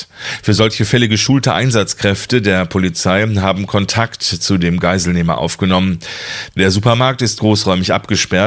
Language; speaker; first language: German; native; German